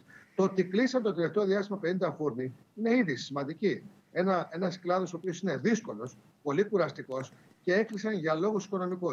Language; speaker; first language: Greek; native; Greek